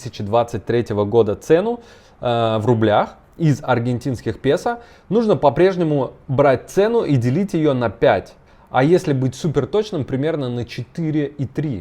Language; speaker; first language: Russian; native; Russian